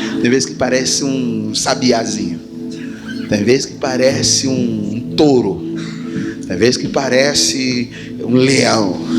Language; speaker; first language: Portuguese; non-native, fluent; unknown